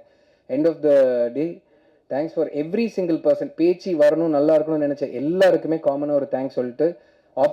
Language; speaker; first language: Tamil; native; Tamil